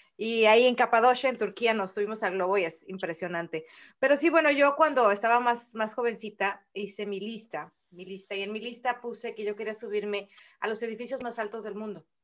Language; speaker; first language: Spanish; native; Spanish